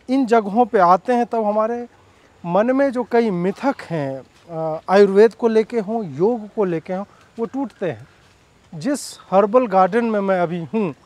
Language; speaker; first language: Hindi; native; Hindi